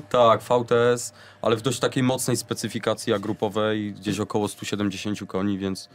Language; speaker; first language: Polish; native; Polish